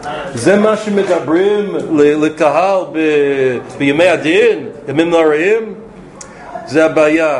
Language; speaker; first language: Hebrew; non-native, fluent; English